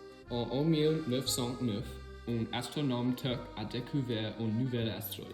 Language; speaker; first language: French; non-native, learner; English